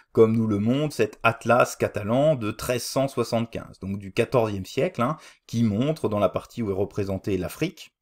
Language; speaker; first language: French; native; French